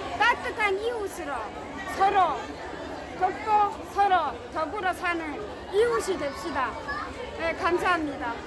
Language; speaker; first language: Korean; non-native, fluent; Chinese